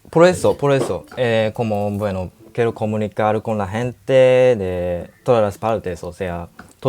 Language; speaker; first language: Spanish; non-native, learner; Japanese